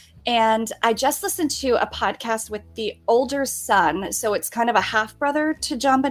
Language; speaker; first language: English; native; English